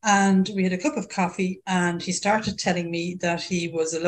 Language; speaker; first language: English; native; English